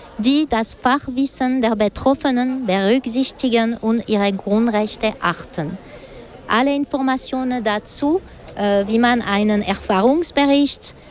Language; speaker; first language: German; non-native, local second language; French